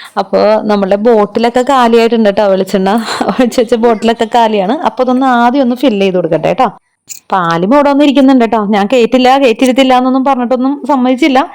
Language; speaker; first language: Malayalam; native; Malayalam